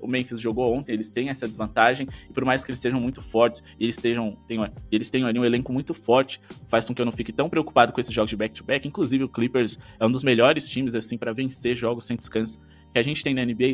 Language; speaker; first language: Portuguese; native; Portuguese